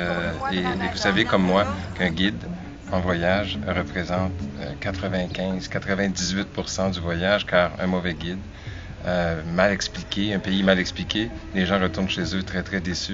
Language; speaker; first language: French; native; French